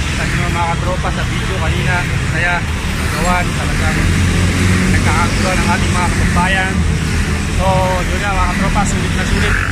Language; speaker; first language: Filipino; native; Filipino